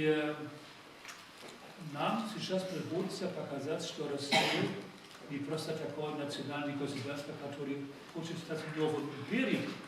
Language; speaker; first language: Russian; non-native, fluent; German